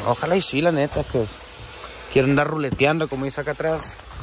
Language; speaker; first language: Spanish; early bilingual, heritage; Spanish